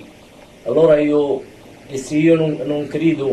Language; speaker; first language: Italian; non-native, learner; Arabic